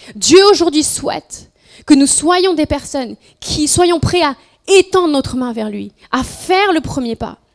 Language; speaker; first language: French; non-native, fluent; Spanish